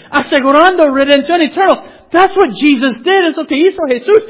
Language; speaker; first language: Spanish; non-native, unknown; English